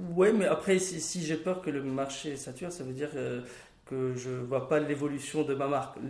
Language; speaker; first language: French; non-native, local second language; Arabic